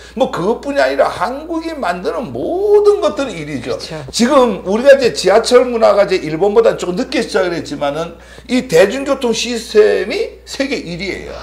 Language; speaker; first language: Korean; native; Korean